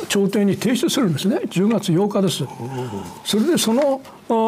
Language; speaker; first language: Japanese; native; Japanese